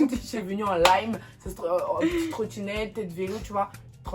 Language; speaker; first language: French; native; French